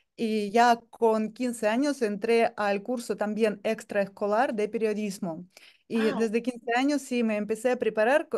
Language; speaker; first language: Spanish; non-native, fluent; Russian